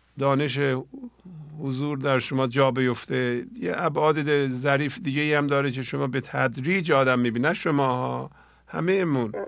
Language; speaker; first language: Persian; native; Persian